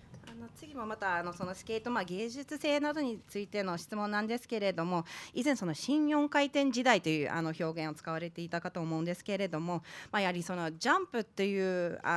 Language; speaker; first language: Japanese; native; Japanese